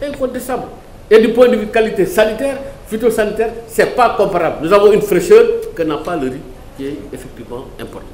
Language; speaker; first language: French; non-native, local second language; Wolof